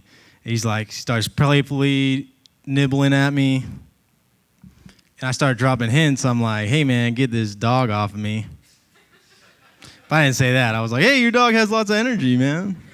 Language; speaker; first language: English; native; English